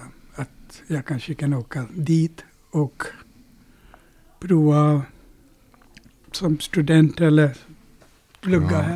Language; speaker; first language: Swedish; non-native, fluent; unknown